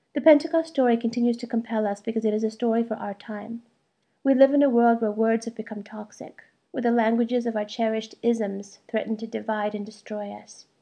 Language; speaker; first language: English; early bilingual, other home language; Malayalam